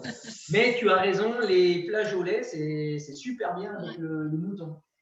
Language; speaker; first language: French; native; French